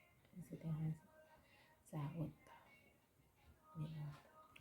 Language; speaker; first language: Finnish; non-native, learner; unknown